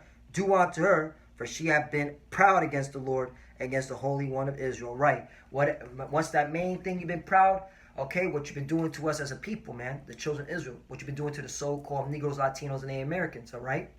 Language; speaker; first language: English; native; English